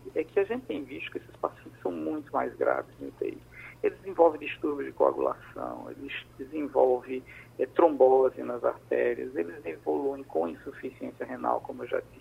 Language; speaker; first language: Portuguese; native; Portuguese